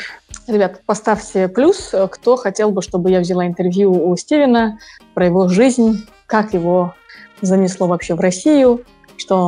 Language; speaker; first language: Russian; native; Russian